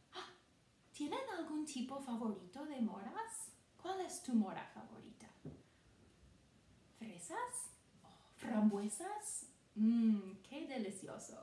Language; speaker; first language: Spanish; non-native, fluent; English